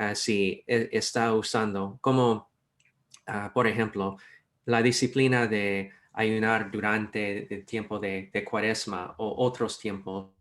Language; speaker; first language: Spanish; non-native, fluent; English